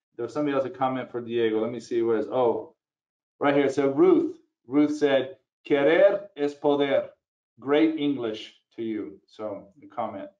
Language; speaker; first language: English; native; English